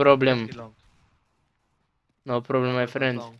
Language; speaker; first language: English; non-native, learner; Romanian